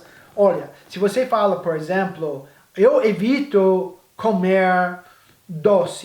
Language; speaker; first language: Portuguese; non-native, fluent; English